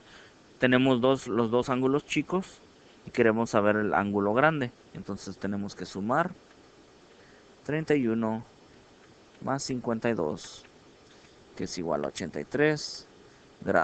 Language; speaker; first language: Spanish; early bilingual, heritage; Spanish